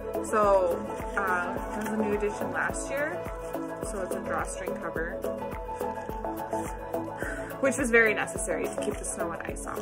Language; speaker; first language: English; native; English